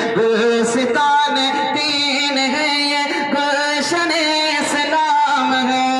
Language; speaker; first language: Urdu; native; Urdu